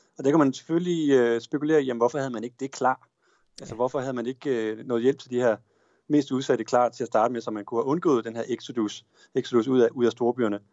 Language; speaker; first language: Danish; native; Danish